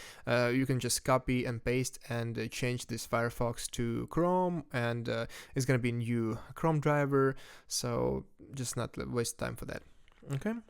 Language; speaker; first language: English; non-native, fluent; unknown